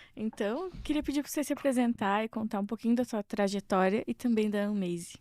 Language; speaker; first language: Portuguese; native; Portuguese